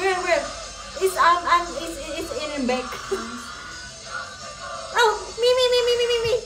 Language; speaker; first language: English; non-native, learner; Indonesian